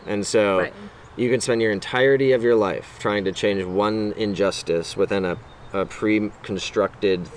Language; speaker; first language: English; native; English